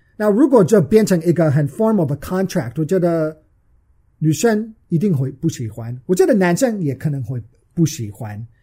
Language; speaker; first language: Chinese; non-native, fluent; English